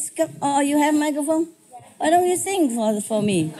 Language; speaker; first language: English; non-native, fluent; Vietnamese